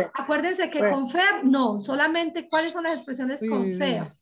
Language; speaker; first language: Spanish; native; Spanish